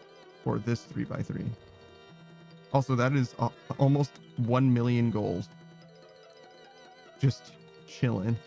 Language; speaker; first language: English; native; English